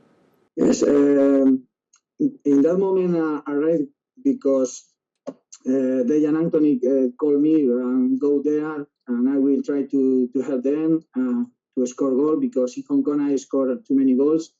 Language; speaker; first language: English; non-native, learner; Spanish